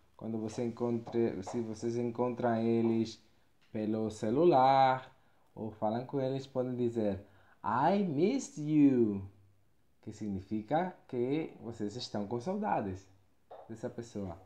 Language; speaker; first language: Portuguese; non-native, fluent; Spanish